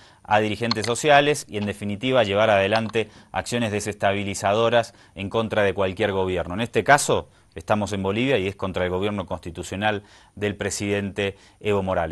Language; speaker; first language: Spanish; native; Spanish